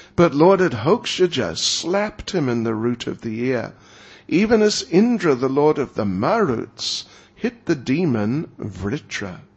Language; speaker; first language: English; native; English